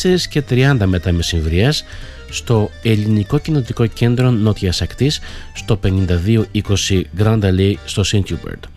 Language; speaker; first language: Greek; native; Greek